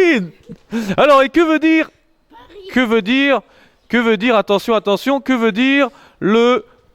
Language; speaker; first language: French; non-native, fluent; Portuguese